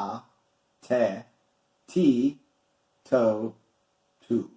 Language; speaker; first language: Filipino; non-native, learner; English